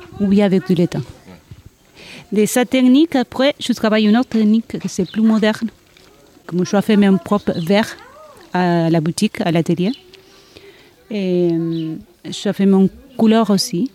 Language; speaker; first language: French; non-native, learner; Spanish